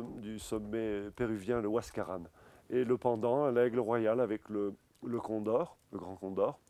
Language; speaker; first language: French; native; French